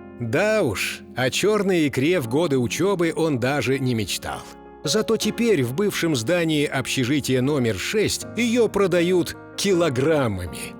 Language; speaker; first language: Russian; native; Russian